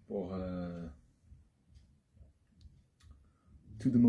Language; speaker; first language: French; non-native, learner; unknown